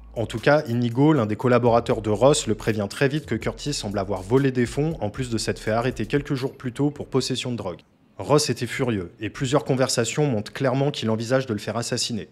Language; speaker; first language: French; native; French